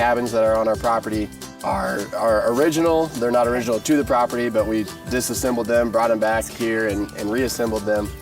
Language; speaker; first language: English; native; English